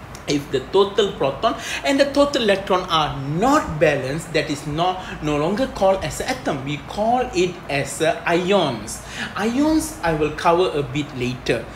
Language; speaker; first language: English; non-native, local second language; Malay